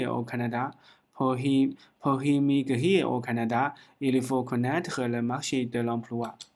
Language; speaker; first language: French; non-native, learner; Chinese